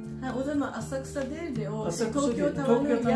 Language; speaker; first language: Turkish; non-native, fluent; Japanese